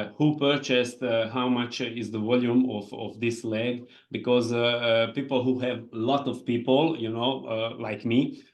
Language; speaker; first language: English; non-native, fluent; Hungarian